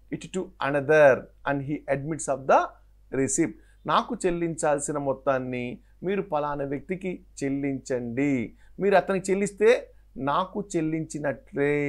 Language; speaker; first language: English; non-native, local second language; Telugu